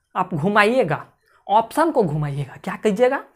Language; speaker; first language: Hindi; native; Hindi